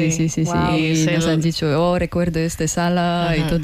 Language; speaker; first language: Spanish; non-native, learner; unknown